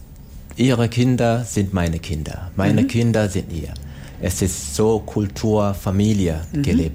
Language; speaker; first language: German; non-native, learner; Swahili